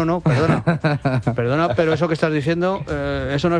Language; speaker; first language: Spanish; native; Spanish